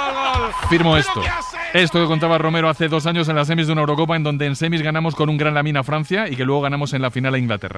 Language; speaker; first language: Spanish; native; Spanish